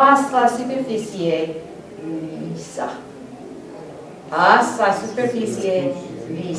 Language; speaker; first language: Spanish; non-native, fluent; English